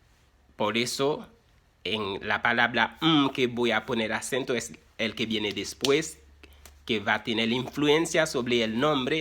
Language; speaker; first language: Spanish; non-native, fluent; Haitian Creole